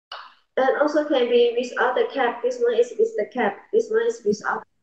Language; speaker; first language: English; non-native, learner; Chinese